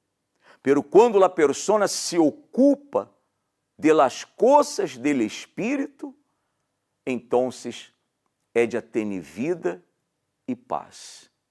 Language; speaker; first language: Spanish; non-native, learner; Portuguese